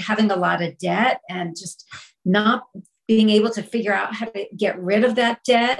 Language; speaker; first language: English; native; English